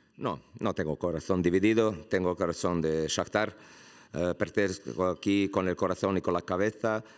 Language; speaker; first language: Spanish; non-native, fluent; Croatian